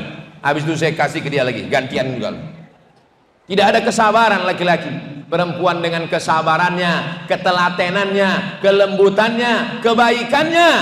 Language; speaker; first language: Indonesian; native; Indonesian